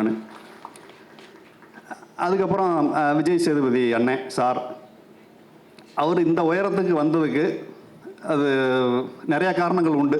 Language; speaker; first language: Tamil; native; Tamil